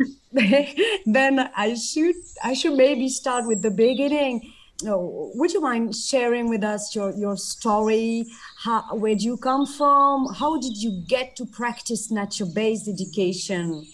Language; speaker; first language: English; non-native, fluent; French